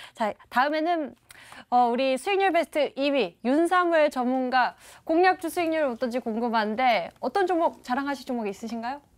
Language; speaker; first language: Korean; native; Korean